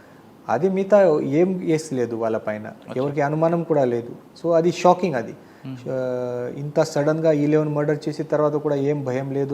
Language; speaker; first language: Telugu; non-native, fluent; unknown